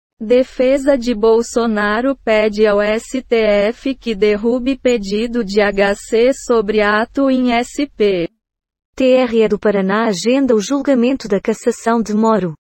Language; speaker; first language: Portuguese; native; Portuguese